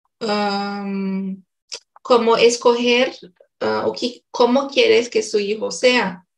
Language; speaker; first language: Spanish; non-native, learner; Portuguese